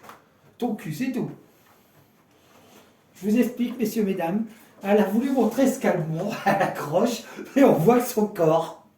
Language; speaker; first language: French; native; French